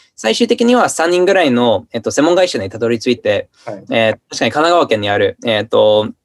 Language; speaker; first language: Japanese; non-native, fluent; English